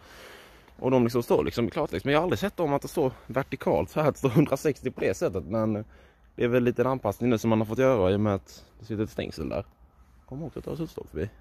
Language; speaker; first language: Swedish; native; Swedish